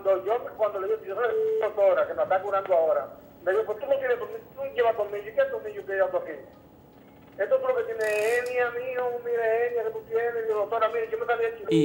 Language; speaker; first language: Spanish; native; Spanish